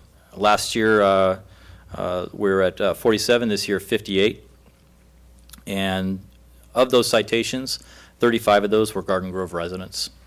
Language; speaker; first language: English; native; English